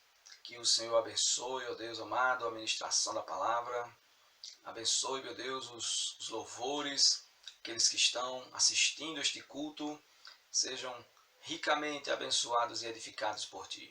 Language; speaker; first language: Portuguese; native; Portuguese